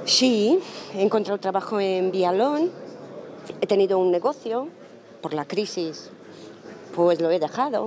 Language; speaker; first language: Spanish; non-native, fluent; Romanian